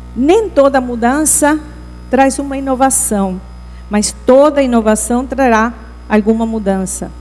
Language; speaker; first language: Portuguese; non-native, fluent; Spanish